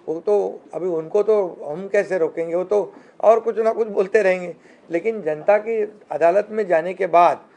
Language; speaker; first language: Hindi; non-native, local second language; Marathi